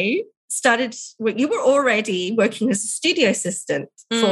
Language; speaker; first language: English; native; English